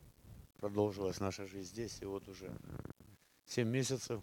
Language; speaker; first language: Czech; non-native, learner; Russian